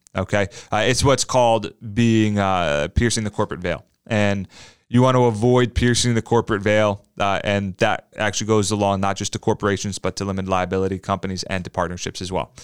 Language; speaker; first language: English; native; English